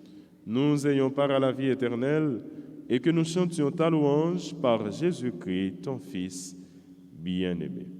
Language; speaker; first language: French; non-native, local second language; Haitian Creole